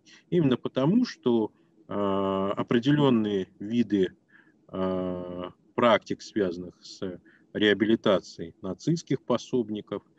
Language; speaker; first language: Russian; native; Russian